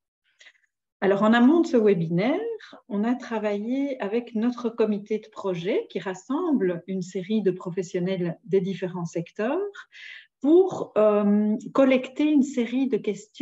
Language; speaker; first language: French; native; French